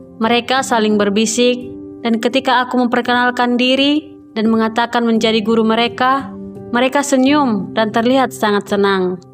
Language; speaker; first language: Indonesian; native; Indonesian